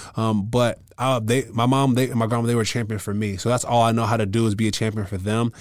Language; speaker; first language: English; native; English